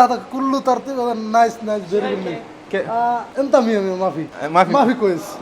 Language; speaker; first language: Arabic; non-native, learner; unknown